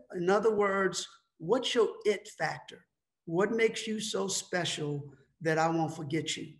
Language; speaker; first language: English; native; English